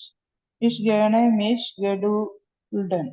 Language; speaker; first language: German; non-native, learner; Malayalam